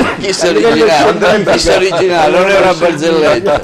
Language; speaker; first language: Italian; native; Italian